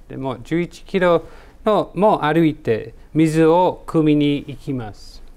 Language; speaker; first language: Japanese; non-native, learner; English